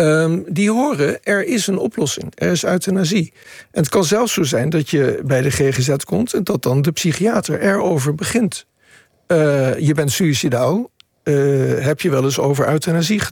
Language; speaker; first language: Dutch; native; Dutch